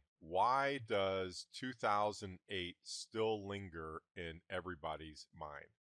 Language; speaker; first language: English; native; English